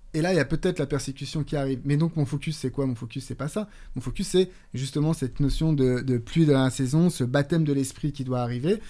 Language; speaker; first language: French; native; French